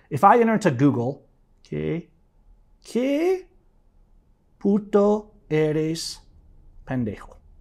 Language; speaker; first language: Spanish; non-native, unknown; English